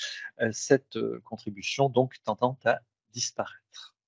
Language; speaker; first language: French; native; French